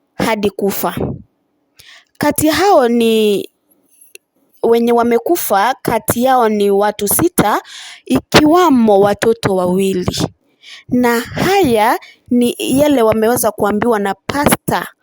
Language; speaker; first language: Swahili; non-native, local second language; Gusii